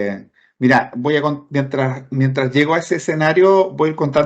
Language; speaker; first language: Spanish; native; Spanish